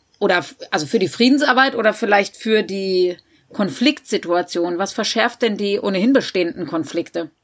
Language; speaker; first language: German; native; German